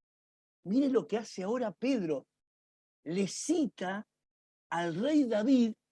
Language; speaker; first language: Spanish; native; Spanish